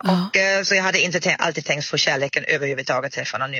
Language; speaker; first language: Swedish; non-native, fluent; German